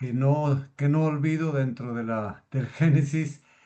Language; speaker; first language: Spanish; native; Spanish